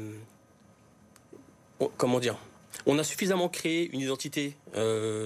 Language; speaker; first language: French; native; French